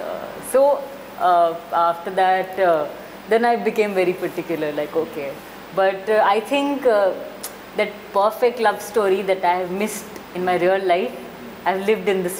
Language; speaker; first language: Kannada; non-native, learner; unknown